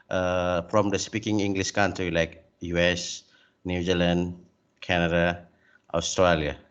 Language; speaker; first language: English; non-native, learner; Indonesian